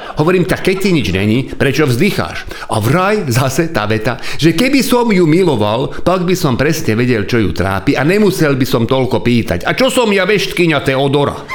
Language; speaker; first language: Slovak; non-native, local second language; Hungarian